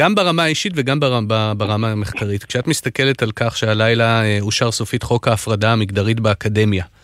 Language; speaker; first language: Hebrew; native; Hebrew